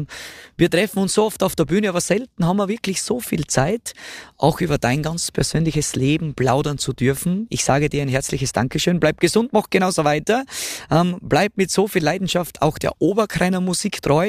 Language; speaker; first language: German; native; German